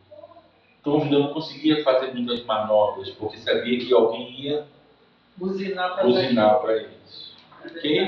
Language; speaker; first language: Portuguese; native; Portuguese